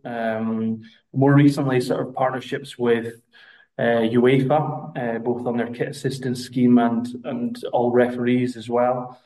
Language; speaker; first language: English; native; English